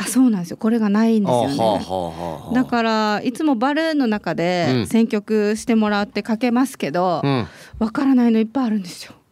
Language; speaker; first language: Japanese; native; Japanese